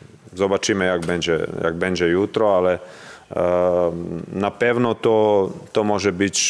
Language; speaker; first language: Polish; non-native, learner; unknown